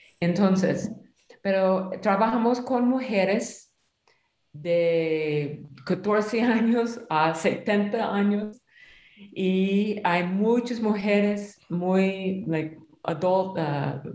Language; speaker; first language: Spanish; non-native, learner; English